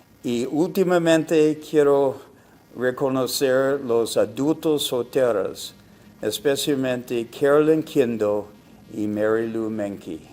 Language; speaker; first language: Spanish; non-native, fluent; English